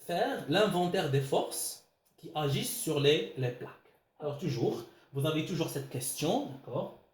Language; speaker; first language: French; non-native, local second language; Arabic